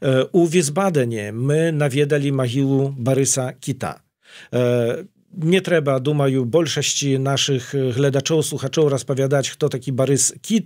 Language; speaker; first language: Polish; non-native, learner; Belarusian